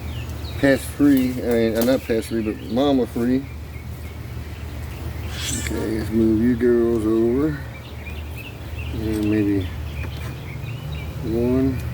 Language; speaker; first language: English; native; English